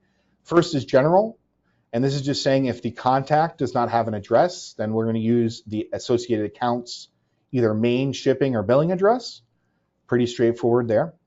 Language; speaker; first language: English; native; English